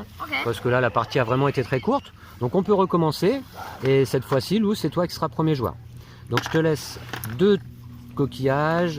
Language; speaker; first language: French; native; French